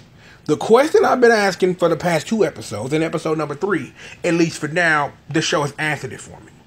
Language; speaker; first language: English; native; English